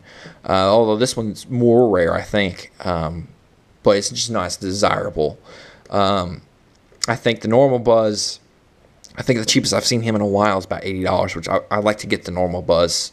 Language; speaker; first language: English; native; English